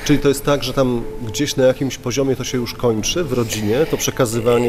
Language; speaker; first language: Polish; native; Polish